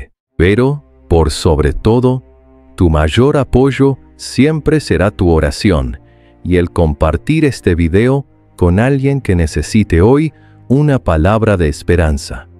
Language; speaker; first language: Spanish; native; Spanish